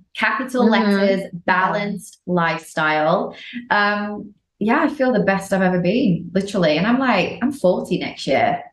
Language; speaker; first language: English; native; English